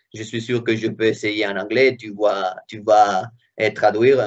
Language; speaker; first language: French; non-native, fluent; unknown